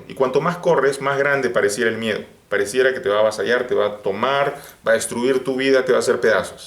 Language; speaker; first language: Spanish; native; Spanish